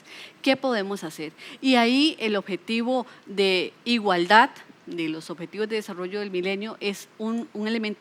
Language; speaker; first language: Spanish; native; Spanish